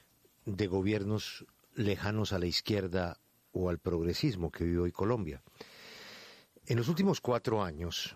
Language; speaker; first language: Spanish; native; Spanish